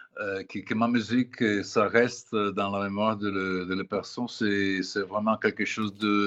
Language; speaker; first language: French; non-native, fluent; Italian